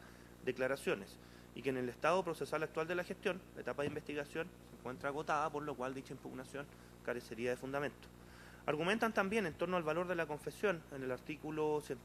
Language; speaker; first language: Spanish; native; Spanish